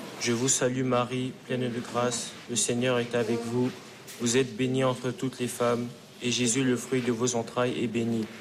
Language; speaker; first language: French; native; French